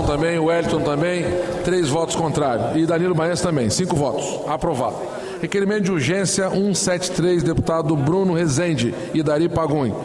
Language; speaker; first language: Portuguese; native; Portuguese